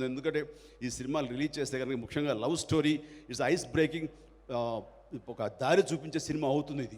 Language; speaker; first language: Telugu; native; Telugu